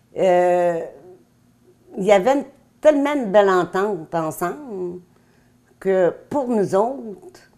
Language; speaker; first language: French; native; French